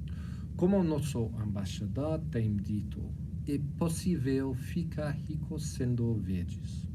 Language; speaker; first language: Portuguese; non-native, fluent; English